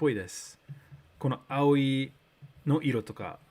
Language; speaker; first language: Japanese; early bilingual, other home language; English